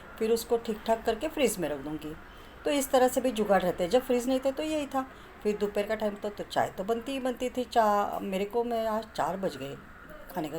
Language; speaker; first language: Hindi; non-native, local second language; Marathi